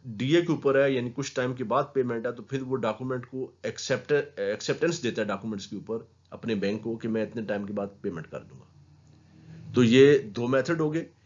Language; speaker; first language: Urdu; non-native, local second language; Punjabi